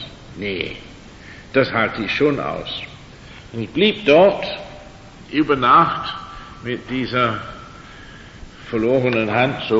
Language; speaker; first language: German; non-native, fluent; English